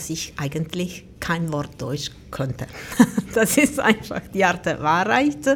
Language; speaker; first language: German; non-native, fluent; Italian